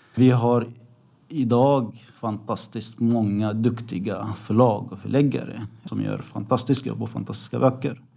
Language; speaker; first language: Swedish; early bilingual, other home language; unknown